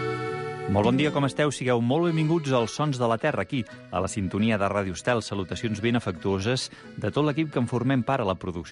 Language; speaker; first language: Catalan; native; Catalan